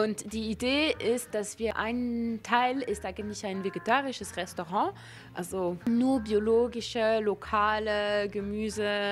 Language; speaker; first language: German; non-native, local second language; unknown